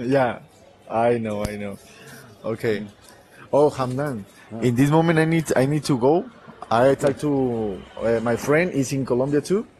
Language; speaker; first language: English; non-native, learner; Spanish